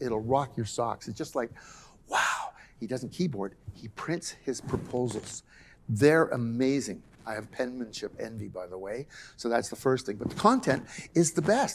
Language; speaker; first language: English; native; English